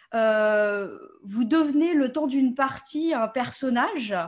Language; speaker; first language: French; native; French